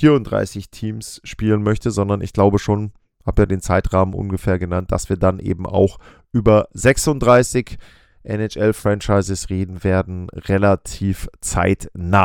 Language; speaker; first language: German; native; German